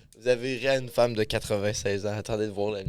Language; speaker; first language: French; native; French